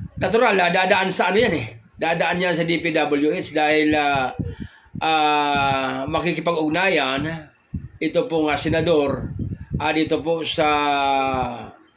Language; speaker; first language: Filipino; non-native, local second language; Bikol